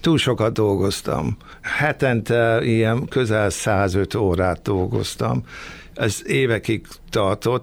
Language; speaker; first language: Hungarian; early bilingual, heritage; Hungarian